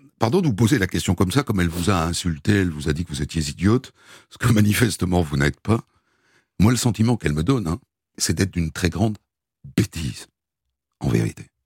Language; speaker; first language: French; native; French